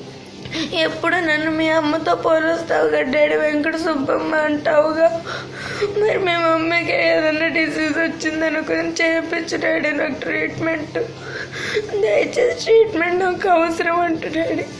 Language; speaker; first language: Telugu; native; Telugu